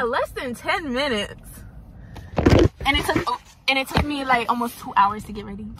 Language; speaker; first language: English; native; English